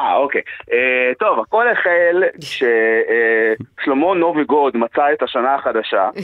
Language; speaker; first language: Hebrew; early bilingual, other home language; Russian